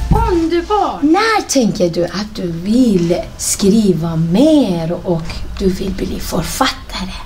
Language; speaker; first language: Swedish; non-native, fluent; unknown